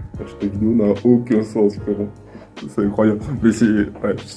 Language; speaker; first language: French; native; French